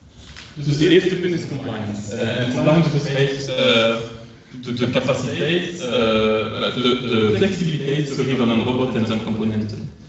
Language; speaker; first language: Dutch; non-native, local second language; French